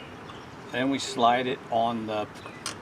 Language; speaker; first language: English; native; English